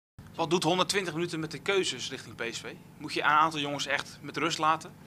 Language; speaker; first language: Dutch; native; Dutch